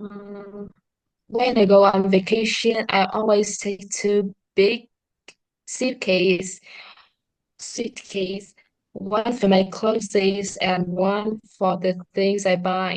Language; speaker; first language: English; non-native, learner; Vietnamese